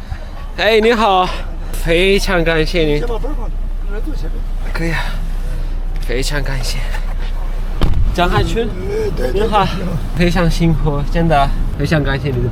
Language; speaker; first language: Chinese; non-native, learner; Turkish